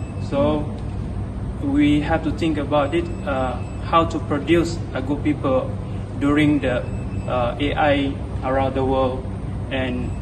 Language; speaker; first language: English; non-native, fluent; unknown